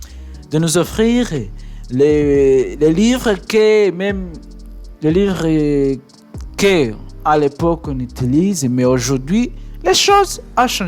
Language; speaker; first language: French; non-native, learner; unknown